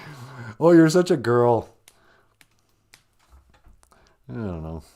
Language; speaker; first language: English; native; English